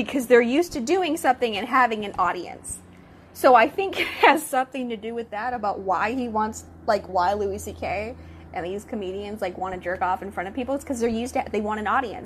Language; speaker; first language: English; native; English